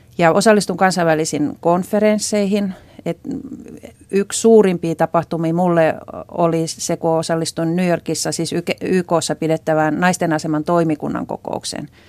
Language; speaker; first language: Finnish; native; Finnish